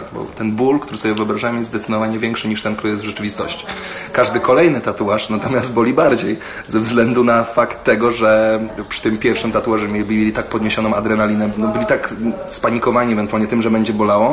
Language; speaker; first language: Polish; native; Polish